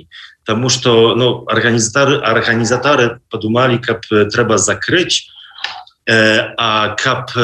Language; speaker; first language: Belarusian; non-native, local second language; Polish